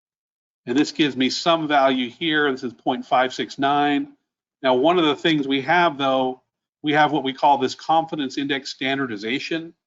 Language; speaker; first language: English; native; English